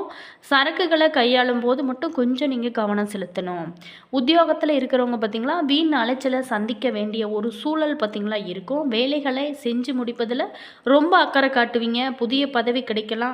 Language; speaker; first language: Tamil; native; Tamil